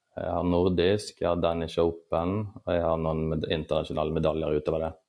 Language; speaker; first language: Norwegian; native; Norwegian